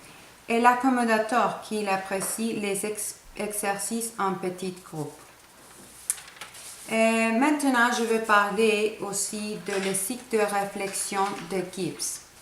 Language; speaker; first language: French; non-native, fluent; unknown